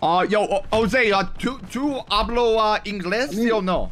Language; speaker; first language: Spanish; non-native, learner; English